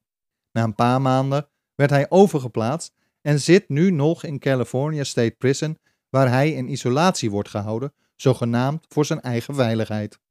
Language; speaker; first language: Dutch; native; Dutch